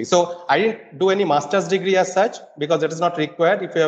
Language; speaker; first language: English; non-native, local second language; Bangla